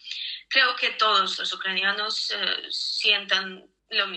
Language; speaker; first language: Spanish; non-native, learner; Ukrainian